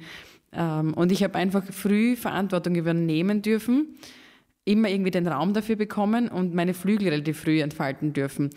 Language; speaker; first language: German; native; German